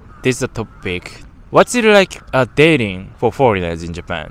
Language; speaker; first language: English; non-native, fluent; Japanese